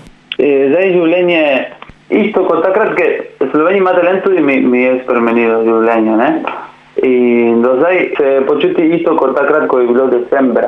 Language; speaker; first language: Slovenian; non-native, learner; Spanish